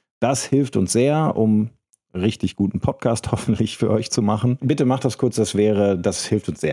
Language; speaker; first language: German; native; German